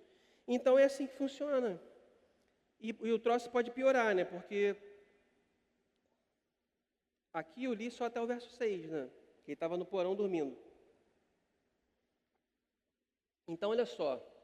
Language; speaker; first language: Portuguese; native; Portuguese